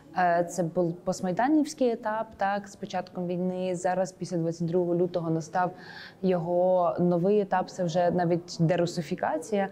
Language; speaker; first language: Ukrainian; native; Ukrainian